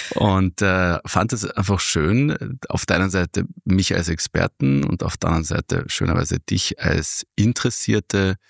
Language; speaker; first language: German; native; German